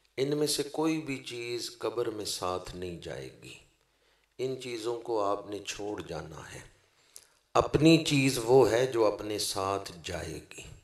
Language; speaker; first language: Urdu; non-native, local second language; Punjabi